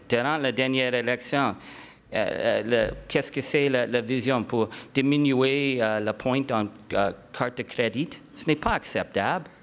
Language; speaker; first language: French; non-native, local second language; English